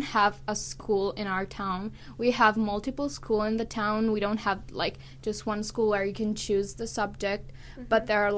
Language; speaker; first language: English; non-native, fluent; Italian